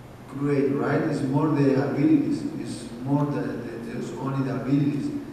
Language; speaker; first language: English; non-native, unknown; Spanish